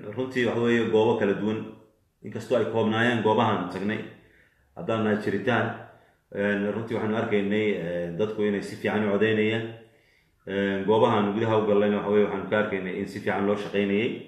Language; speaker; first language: Somali; native; Somali